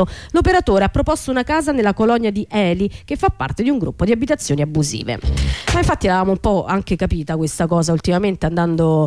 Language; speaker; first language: Italian; native; Italian